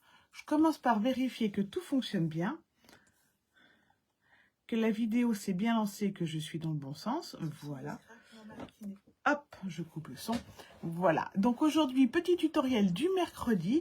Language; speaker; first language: French; native; French